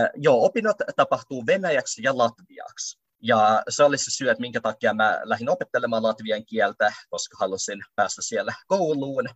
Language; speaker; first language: Finnish; early bilingual, other home language; Russian